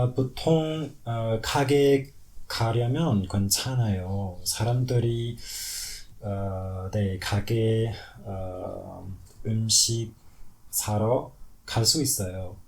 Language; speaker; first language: Korean; non-native, learner; French